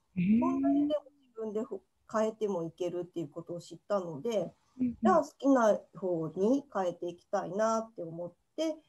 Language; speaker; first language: Japanese; native; Japanese